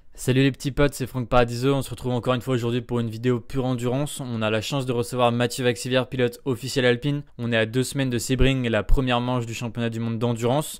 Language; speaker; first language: French; native; French